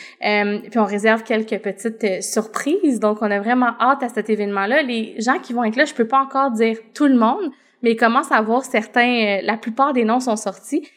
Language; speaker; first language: French; native; French